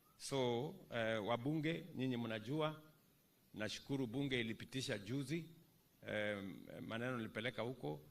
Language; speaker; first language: Swahili; non-native, local second language; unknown